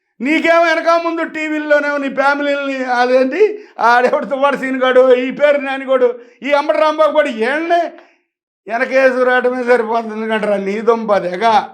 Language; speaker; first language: Telugu; native; Telugu